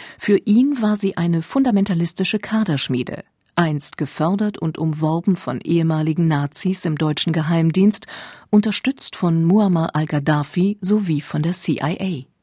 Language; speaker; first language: German; native; German